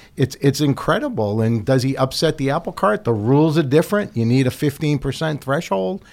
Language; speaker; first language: English; native; English